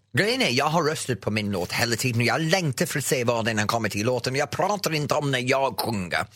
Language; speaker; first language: Swedish; non-native, fluent; English